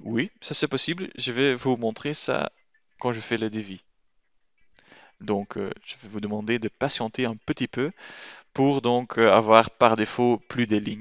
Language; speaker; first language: French; non-native, local second language; Dutch